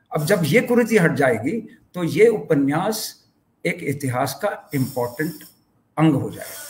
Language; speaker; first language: Hindi; native; Hindi